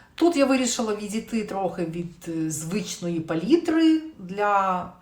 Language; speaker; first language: Ukrainian; non-native, local second language; Russian